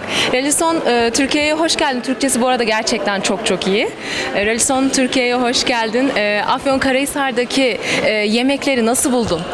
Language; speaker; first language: Turkish; native; Turkish